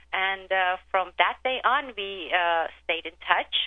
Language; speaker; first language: English; non-native, fluent; Turkish